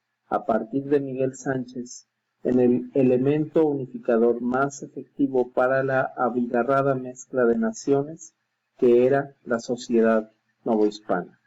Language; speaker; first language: Spanish; native; Spanish